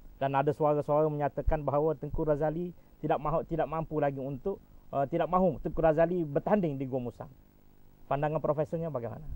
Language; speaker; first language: Malay; native; Malay